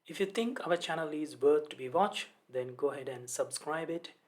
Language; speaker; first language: English; non-native, local second language; Sinhala